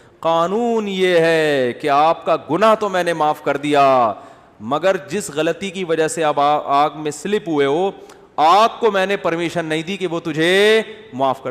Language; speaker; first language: Urdu; native; Urdu